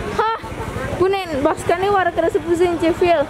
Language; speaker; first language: Turkish; non-native, learner; Javanese